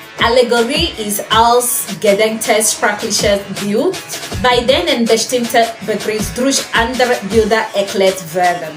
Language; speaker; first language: German; non-native, fluent; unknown